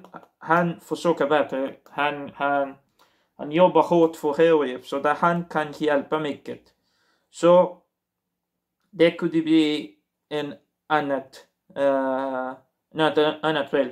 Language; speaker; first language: Swedish; non-native, learner; Portuguese